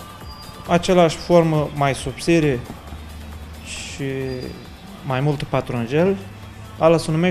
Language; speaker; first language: Romanian; non-native, learner; Turkish